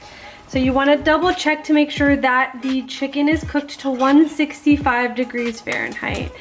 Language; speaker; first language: English; native; English